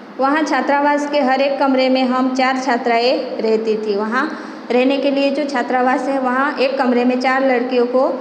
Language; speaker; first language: Hindi; non-native, local second language; Gujarati